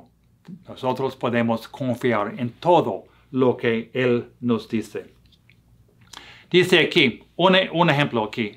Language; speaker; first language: Spanish; non-native, fluent; English